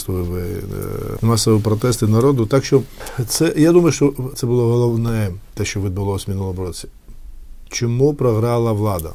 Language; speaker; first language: Ukrainian; non-native, fluent; Georgian